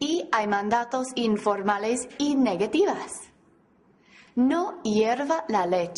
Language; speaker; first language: Spanish; non-native, fluent; English